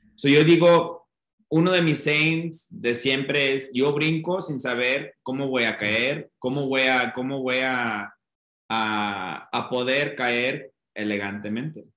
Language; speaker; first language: Spanish; non-native, fluent; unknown